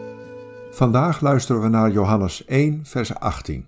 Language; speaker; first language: Dutch; native; Dutch